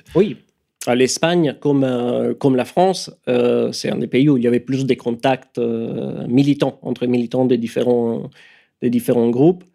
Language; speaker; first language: French; non-native, fluent; Italian